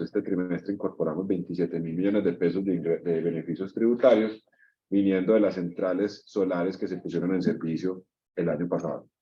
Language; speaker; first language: Spanish; native; Spanish